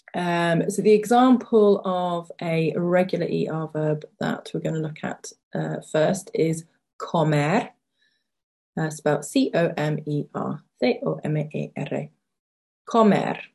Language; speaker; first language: English; native; English